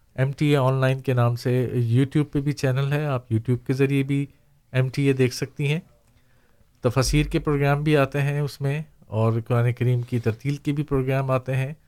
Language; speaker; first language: Urdu; native; Urdu